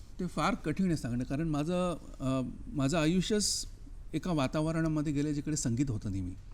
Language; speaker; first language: Marathi; native; Marathi